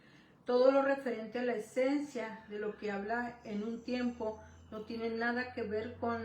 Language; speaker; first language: Spanish; native; Spanish